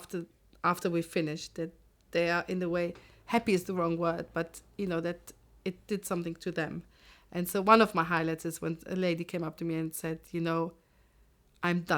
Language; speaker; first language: English; non-native, fluent; German